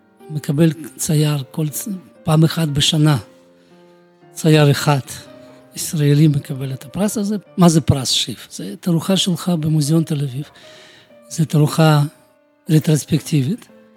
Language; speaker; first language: Hebrew; non-native, fluent; Russian